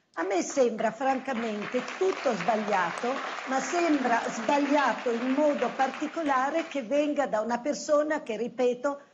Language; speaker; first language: Italian; native; Italian